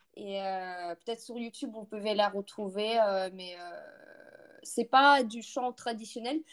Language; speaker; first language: French; non-native, fluent; Russian